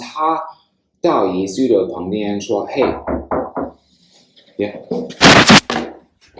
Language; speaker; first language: Chinese; non-native, fluent; English